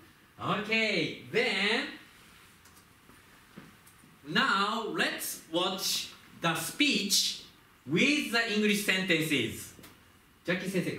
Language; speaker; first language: English; non-native, fluent; Japanese